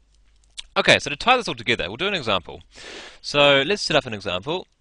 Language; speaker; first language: English; native; English